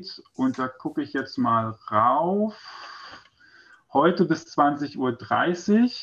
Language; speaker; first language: German; native; German